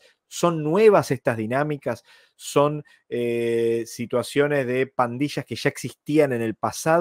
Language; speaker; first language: Spanish; native; Spanish